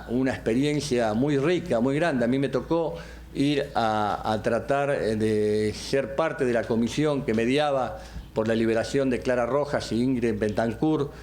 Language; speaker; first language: Spanish; native; Spanish